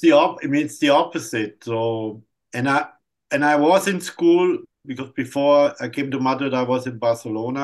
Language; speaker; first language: English; non-native, fluent; German